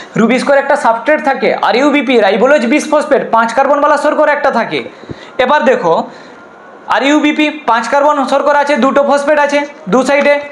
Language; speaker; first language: Bangla; non-native, local second language; Hindi